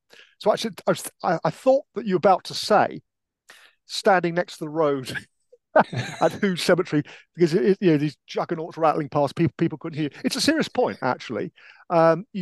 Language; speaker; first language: English; native; English